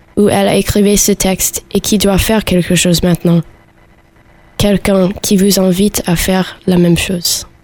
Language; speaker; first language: French; non-native, learner; English